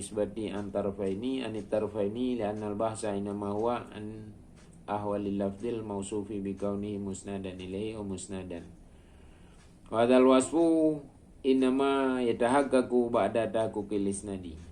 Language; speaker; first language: Arabic; non-native, fluent; Achinese